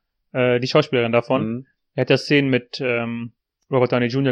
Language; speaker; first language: German; native; German